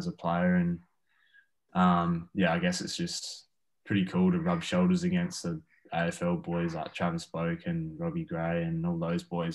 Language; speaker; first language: English; native; English